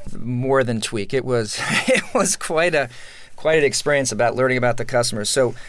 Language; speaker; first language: English; native; English